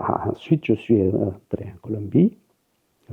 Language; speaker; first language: French; non-native, fluent; Spanish